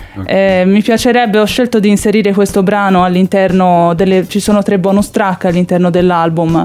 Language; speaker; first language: Italian; native; Italian